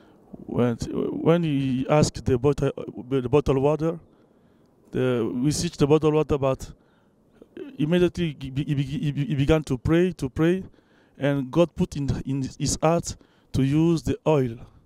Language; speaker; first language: English; non-native, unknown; French